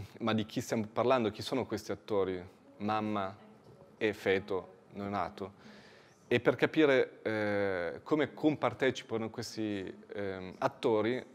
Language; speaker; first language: Italian; native; Italian